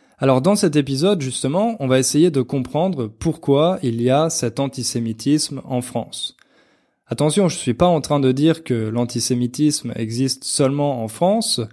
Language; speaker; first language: French; native; French